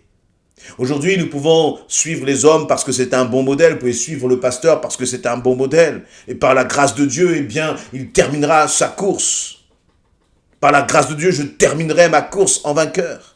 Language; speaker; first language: French; native; French